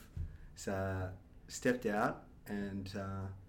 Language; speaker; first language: English; native; English